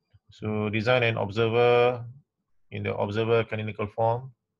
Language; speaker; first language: English; non-native, local second language; Malay